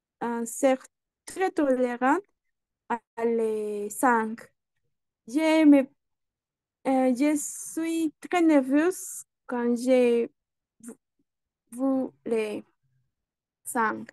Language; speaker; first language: French; non-native, learner; Spanish